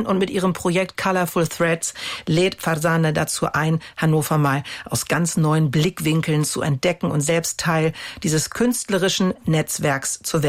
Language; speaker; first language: German; native; German